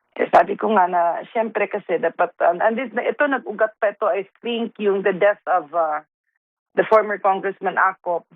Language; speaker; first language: Filipino; non-native, local second language; Waray